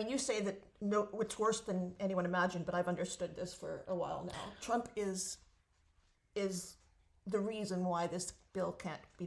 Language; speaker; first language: English; native; English